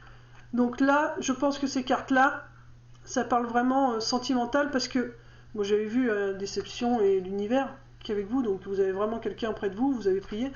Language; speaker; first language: French; native; French